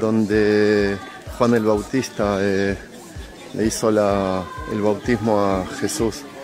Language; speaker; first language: Spanish; native; Spanish